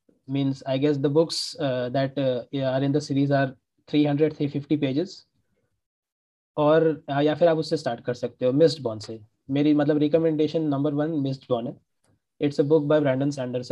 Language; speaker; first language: Hindi; native; Hindi